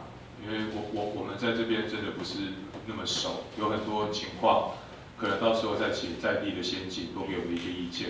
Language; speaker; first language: Chinese; native; Chinese